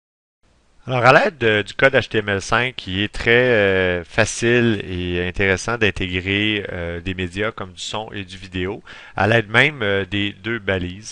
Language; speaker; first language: French; native; French